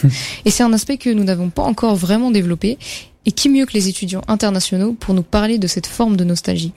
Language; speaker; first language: French; native; French